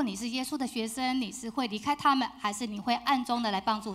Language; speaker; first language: Chinese; native; Chinese